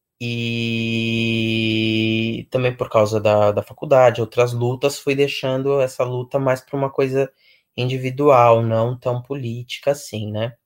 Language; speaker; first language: Portuguese; native; Portuguese